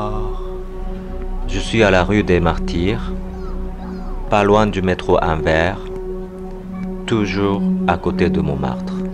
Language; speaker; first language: French; non-native, fluent; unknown